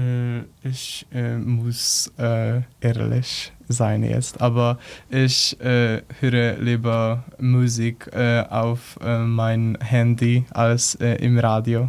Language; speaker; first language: German; non-native, learner; Polish